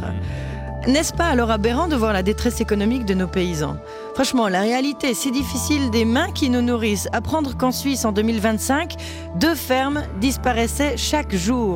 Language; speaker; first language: French; native; French